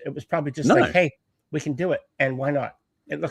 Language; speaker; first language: English; native; English